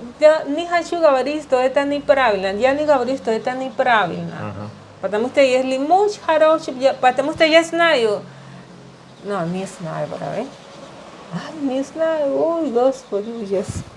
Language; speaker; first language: Russian; non-native, learner; Spanish